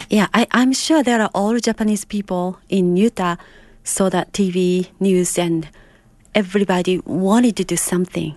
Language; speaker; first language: English; non-native, fluent; Japanese